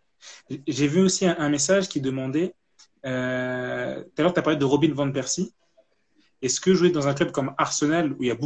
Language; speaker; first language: French; native; French